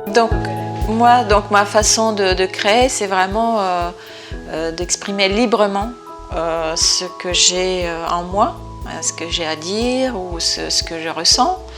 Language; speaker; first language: French; non-native, fluent; Bulgarian